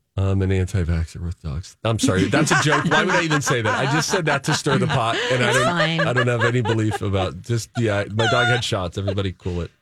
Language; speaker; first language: English; native; English